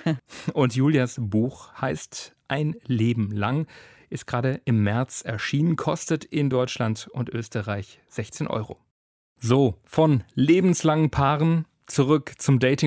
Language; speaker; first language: German; native; German